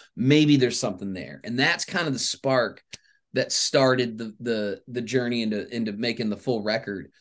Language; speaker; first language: English; native; English